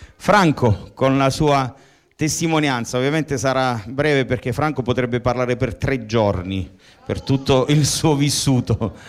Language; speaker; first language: Italian; native; Italian